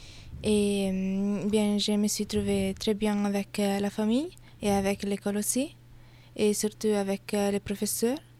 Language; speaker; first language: French; non-native, learner; Italian